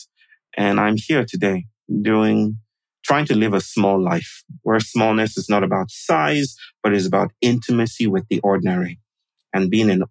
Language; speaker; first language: English; non-native, local second language; Yoruba